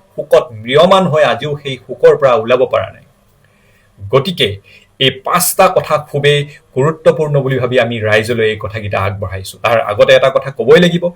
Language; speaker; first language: Assamese; native; Assamese